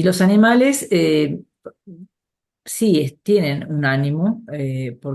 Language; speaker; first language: Spanish; native; Spanish